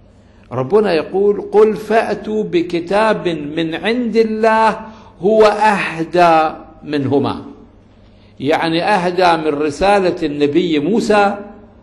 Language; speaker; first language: Arabic; native; Arabic